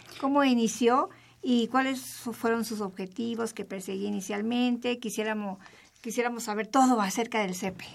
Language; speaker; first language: Spanish; native; Spanish